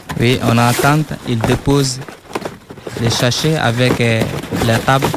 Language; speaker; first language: French; non-native, learner; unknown